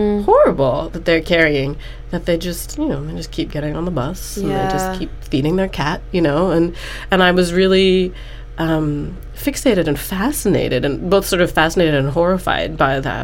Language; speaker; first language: English; native; English